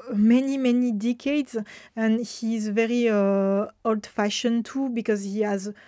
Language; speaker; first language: English; non-native, fluent; French